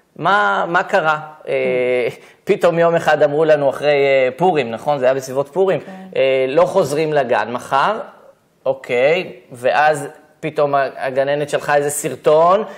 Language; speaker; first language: Hebrew; native; Hebrew